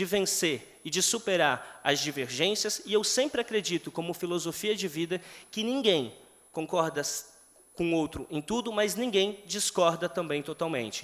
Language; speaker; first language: Portuguese; native; Portuguese